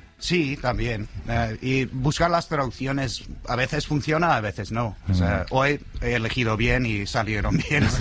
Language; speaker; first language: Spanish; non-native, fluent; English